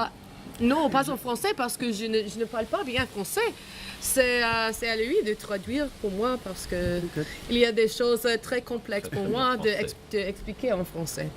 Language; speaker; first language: French; non-native, learner; English